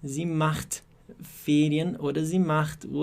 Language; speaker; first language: German; non-native, fluent; Portuguese